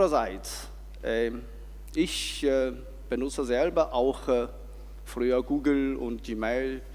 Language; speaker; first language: German; non-native, fluent; Chinese